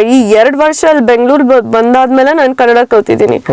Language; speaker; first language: Kannada; early bilingual, heritage; Kannada